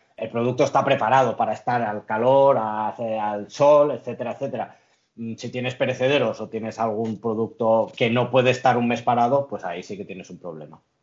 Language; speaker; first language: Spanish; early bilingual, other home language; Arabic